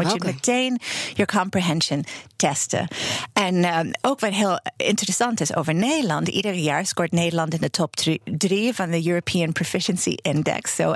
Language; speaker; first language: Dutch; non-native, fluent; English